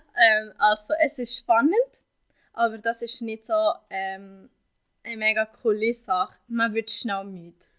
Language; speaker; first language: German; non-native, fluent; Arabic